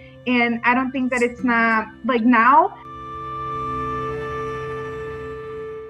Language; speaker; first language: English; native; English